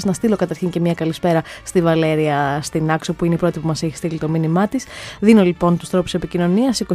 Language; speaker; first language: Greek; native; Greek